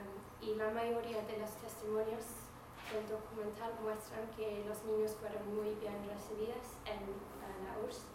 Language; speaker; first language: Spanish; non-native, fluent; English